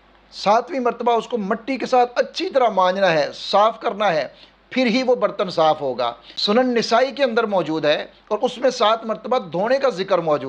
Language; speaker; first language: Urdu; native; Urdu